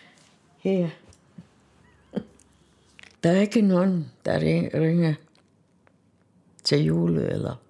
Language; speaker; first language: Danish; non-native, learner; Bosnian